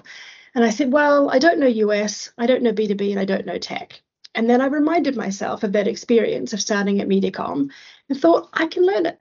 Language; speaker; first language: English; native; English